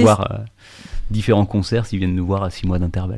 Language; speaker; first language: French; native; French